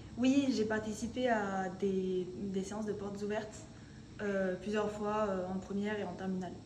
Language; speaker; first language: French; non-native, fluent; Spanish